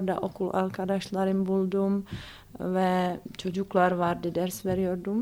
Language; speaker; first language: Turkish; non-native, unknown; Czech